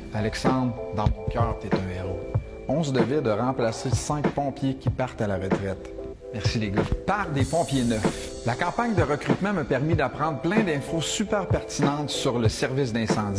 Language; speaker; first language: French; native; French